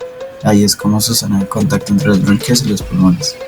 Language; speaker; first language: Spanish; native; Spanish